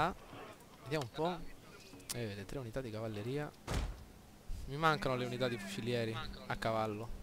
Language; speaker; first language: Italian; native; Italian